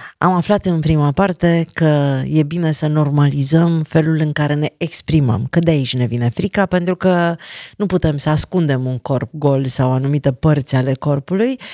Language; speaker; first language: Romanian; native; Romanian